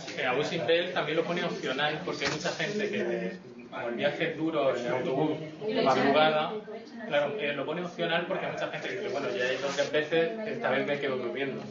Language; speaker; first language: Spanish; native; Spanish